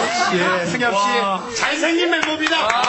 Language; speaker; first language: Korean; native; Korean